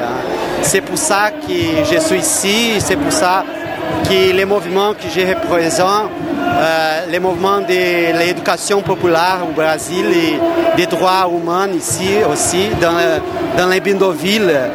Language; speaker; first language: French; non-native, fluent; Portuguese